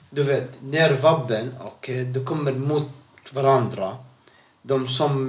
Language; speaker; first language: Swedish; non-native, learner; Arabic